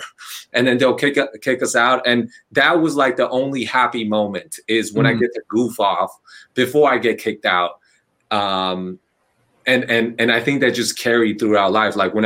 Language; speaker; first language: English; non-native, fluent; Chinese